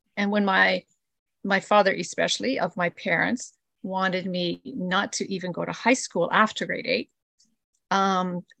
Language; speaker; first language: English; early bilingual, other home language; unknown